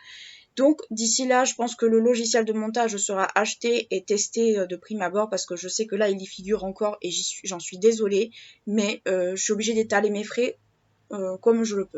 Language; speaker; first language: French; native; French